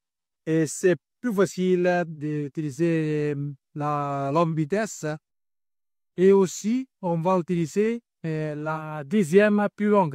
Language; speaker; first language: French; non-native, learner; Italian